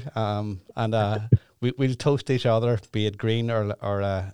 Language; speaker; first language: English; native; English